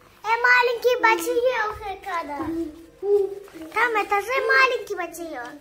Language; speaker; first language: Russian; early bilingual, other home language; Tajik